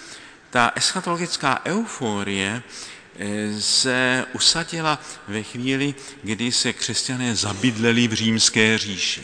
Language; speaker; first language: Czech; native; Czech